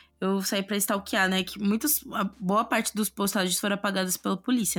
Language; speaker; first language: Portuguese; native; Portuguese